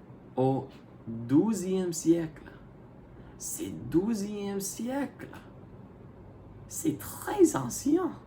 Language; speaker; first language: French; non-native, learner; English